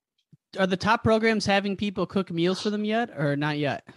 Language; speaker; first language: English; native; English